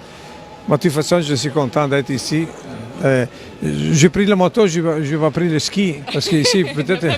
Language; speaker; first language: French; non-native, learner; Italian